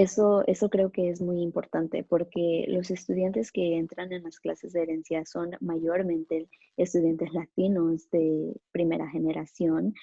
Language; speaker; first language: Spanish; early bilingual, other home language; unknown